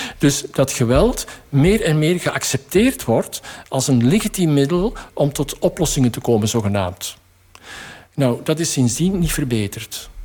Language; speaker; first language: Dutch; native; Dutch